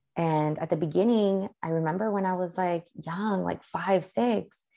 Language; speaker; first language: English; early bilingual, other home language; Spanish